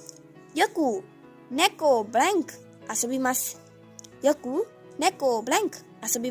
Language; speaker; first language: Japanese; non-native, fluent; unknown